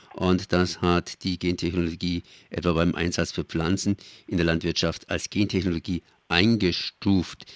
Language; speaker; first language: German; native; German